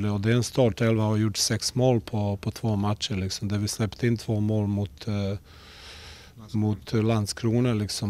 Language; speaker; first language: Swedish; non-native, fluent; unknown